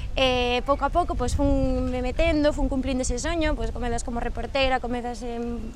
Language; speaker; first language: Galician; native; Galician